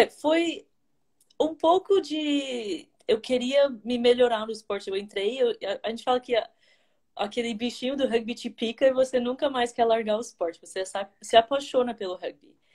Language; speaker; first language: Portuguese; early bilingual, heritage; English